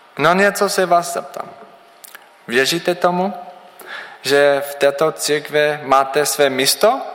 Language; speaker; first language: Czech; non-native, learner; English